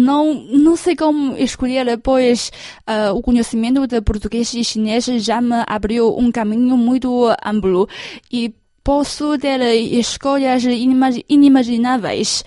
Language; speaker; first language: Portuguese; non-native, fluent; Chinese